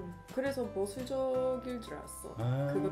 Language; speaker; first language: Korean; non-native, fluent; Swedish